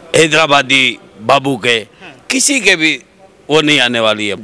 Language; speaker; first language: Hindi; native; Hindi